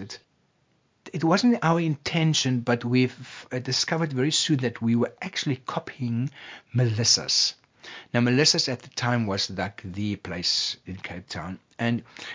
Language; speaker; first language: English; non-native, local second language; Afrikaans